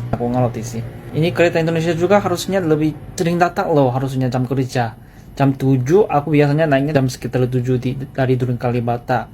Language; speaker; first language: Indonesian; non-native, fluent; Korean